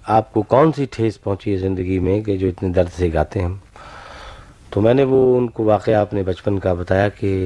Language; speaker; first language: Urdu; native; Urdu